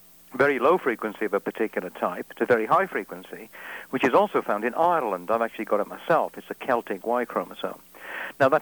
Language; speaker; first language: English; native; English